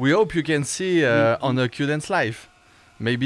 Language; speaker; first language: English; non-native, learner; French